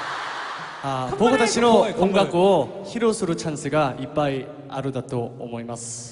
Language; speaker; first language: Japanese; non-native, fluent; Korean